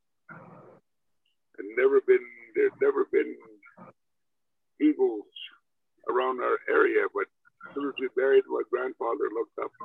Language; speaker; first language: English; non-native, fluent; Cree